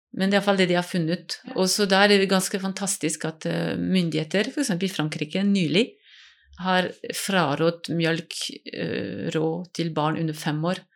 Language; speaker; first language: Norwegian; non-native, fluent; French